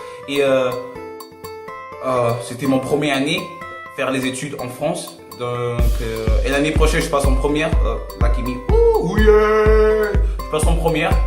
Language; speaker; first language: French; non-native, learner; English